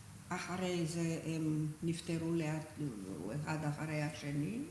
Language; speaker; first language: Hebrew; non-native, fluent; Romanian